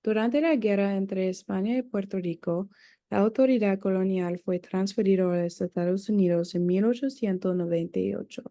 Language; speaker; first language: Spanish; non-native, learner; English